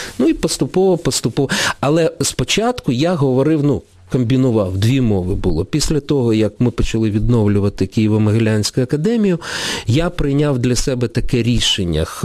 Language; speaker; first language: Ukrainian; non-native, local second language; Russian